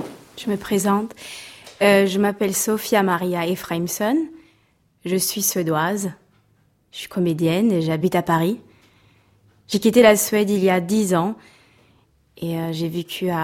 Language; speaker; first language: French; non-native, fluent; Swedish